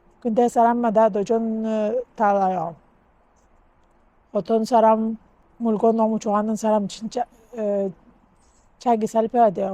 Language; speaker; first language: Korean; non-native, learner; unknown